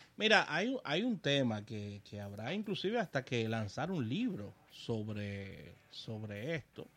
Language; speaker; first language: Spanish; native; Spanish